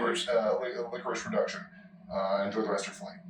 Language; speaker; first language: English; native; English